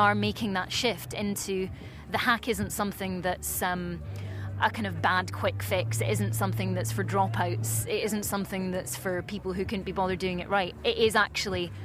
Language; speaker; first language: English; native; English